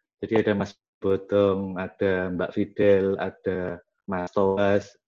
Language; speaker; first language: Indonesian; non-native, local second language; Javanese